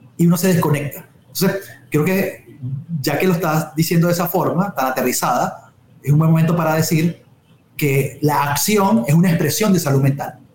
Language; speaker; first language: Spanish; native; Spanish